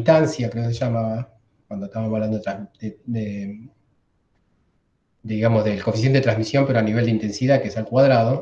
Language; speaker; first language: Spanish; native; Spanish